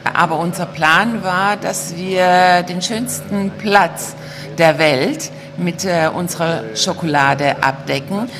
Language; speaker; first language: German; non-native, fluent; Croatian